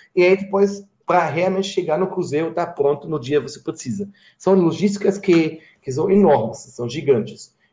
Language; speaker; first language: Portuguese; non-native, fluent; German